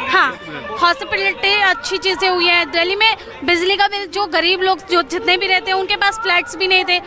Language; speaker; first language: Hindi; native; Hindi